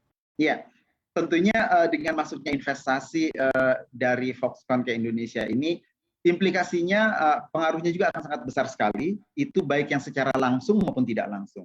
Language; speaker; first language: Indonesian; native; Indonesian